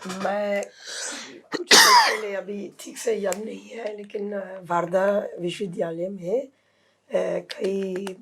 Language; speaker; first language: Hindi; non-native, fluent; Italian